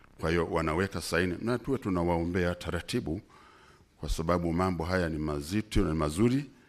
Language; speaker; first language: Swahili; native; Swahili